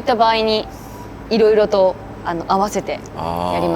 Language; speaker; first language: Japanese; non-native, fluent; Korean